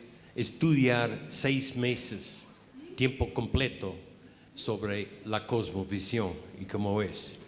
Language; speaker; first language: Spanish; non-native, fluent; English